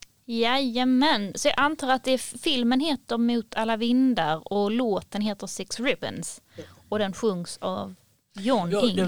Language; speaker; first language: Swedish; native; Swedish